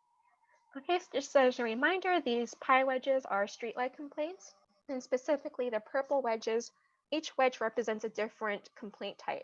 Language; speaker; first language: English; native; English